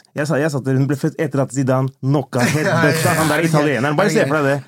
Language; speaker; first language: Norwegian; early bilingual, other home language; Turkish